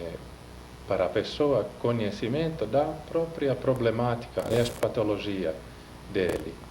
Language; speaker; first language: Portuguese; non-native, fluent; Finnish